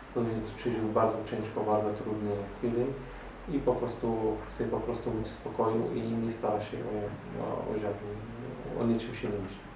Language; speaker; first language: Polish; non-native, learner; Arabic